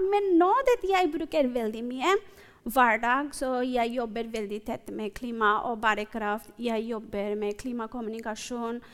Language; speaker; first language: Norwegian; non-native, fluent; Bangla